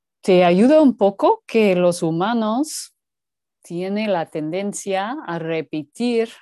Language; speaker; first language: Spanish; non-native, learner; English